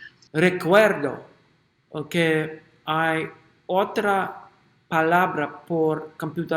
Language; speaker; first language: Spanish; non-native, learner; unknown